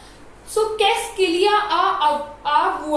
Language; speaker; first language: French; non-native, learner; Hindi